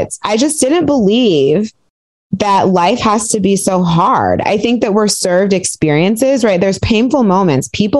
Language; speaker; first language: English; native; English